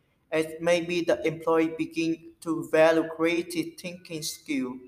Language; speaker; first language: English; non-native, learner; Vietnamese